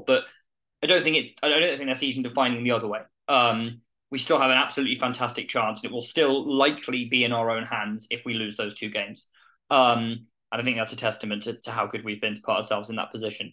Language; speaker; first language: English; native; English